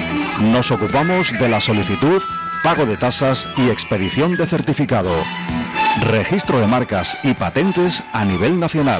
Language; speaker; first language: Spanish; native; Spanish